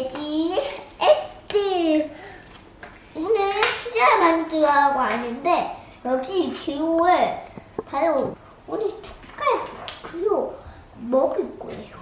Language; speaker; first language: Korean; early bilingual, heritage; Korean